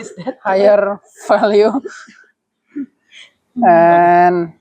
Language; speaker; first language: English; non-native, learner; Indonesian